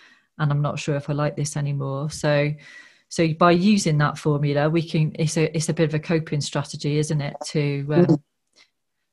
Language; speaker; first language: English; native; English